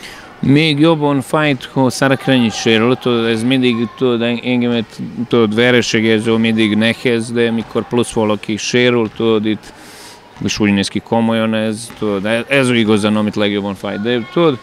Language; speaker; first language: Hungarian; non-native, learner; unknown